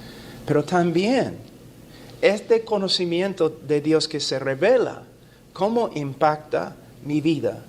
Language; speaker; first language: Spanish; non-native, fluent; English